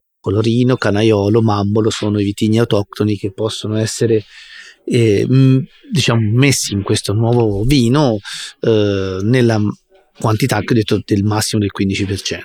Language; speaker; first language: Italian; native; Italian